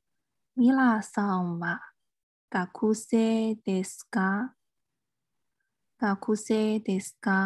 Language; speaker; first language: Japanese; non-native, fluent; Chinese